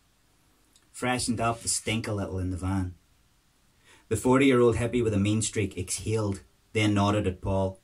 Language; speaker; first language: English; native; English